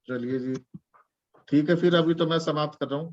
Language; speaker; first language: Hindi; native; Hindi